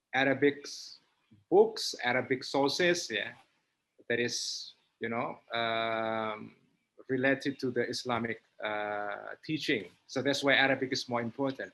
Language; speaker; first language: English; non-native, fluent; Indonesian